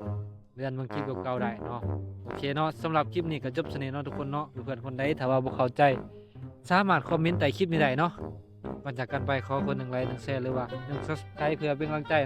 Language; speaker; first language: Thai; non-native, local second language; Northeastern Thai